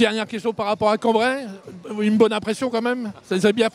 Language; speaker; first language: French; native; French